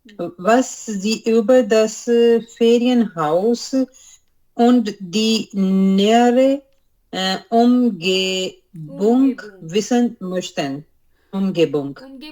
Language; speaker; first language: German; non-native, learner; Urdu